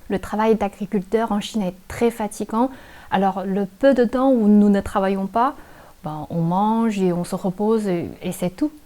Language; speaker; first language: French; non-native, fluent; Chinese